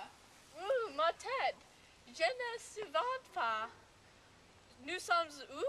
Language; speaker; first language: French; non-native, learner; English